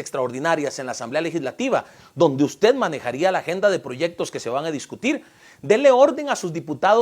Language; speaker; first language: Spanish; native; Spanish